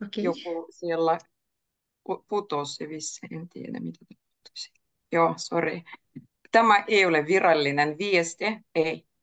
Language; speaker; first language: Finnish; native; Finnish